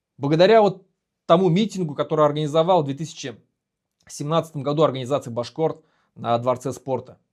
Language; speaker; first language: Russian; non-native, local second language; Bashkir